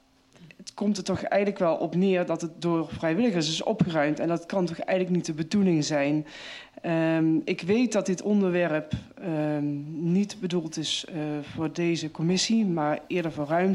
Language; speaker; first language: Dutch; native; Dutch